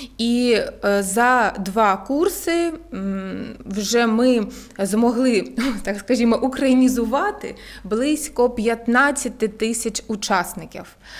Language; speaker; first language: Ukrainian; native; Ukrainian